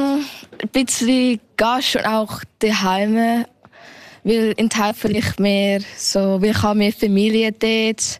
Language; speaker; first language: German; early bilingual, heritage; Thai